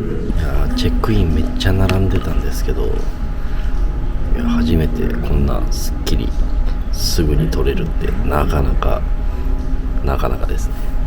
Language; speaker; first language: Japanese; native; Japanese